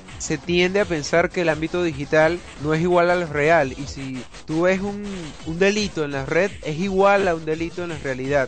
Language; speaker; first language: Spanish; native; Spanish